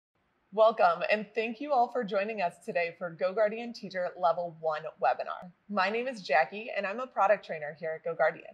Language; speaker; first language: English; native; English